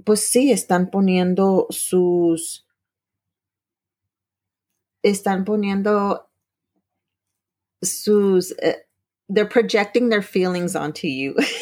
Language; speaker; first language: English; early bilingual, other home language; Spanish